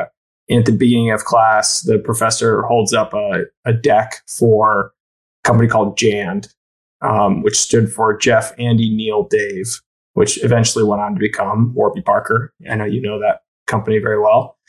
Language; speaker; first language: English; native; English